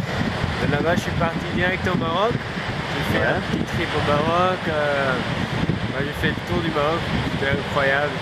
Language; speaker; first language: French; early bilingual, heritage; French